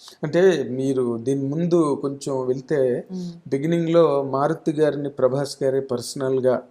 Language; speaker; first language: Telugu; native; Telugu